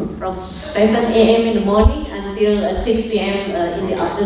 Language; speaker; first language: English; non-native, local second language; Indonesian